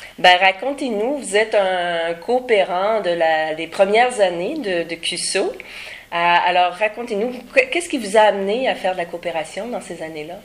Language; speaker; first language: French; native; French